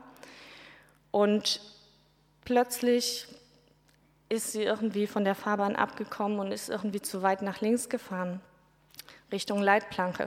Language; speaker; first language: German; native; German